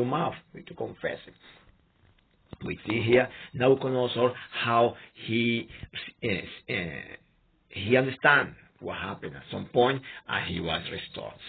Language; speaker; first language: English; non-native, fluent; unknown